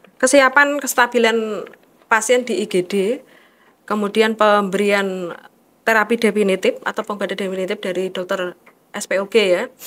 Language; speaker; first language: Indonesian; native; Indonesian